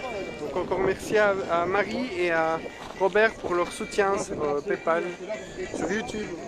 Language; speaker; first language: French; native; French